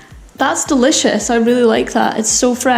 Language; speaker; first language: English; native; English